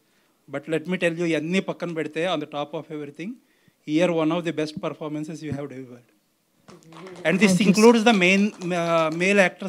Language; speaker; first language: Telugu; native; Telugu